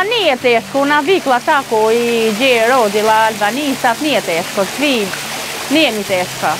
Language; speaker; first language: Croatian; non-native, learner; Albanian